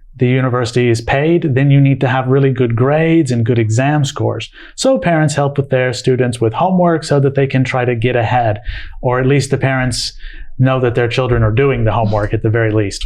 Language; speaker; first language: English; native; English